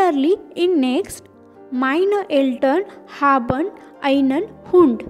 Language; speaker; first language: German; non-native, learner; English